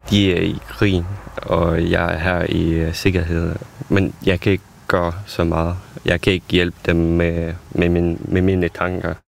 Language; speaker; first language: Danish; non-native, fluent; Ukrainian